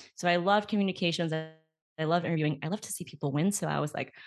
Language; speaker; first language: English; native; English